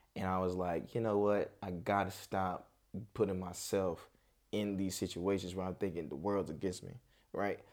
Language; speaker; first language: English; native; English